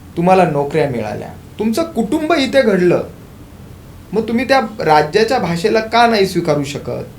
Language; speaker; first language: Marathi; native; Marathi